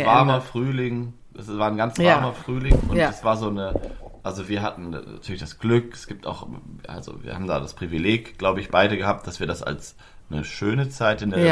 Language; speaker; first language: German; native; German